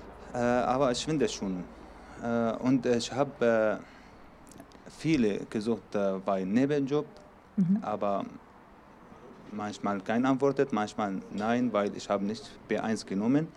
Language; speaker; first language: German; non-native, learner; Arabic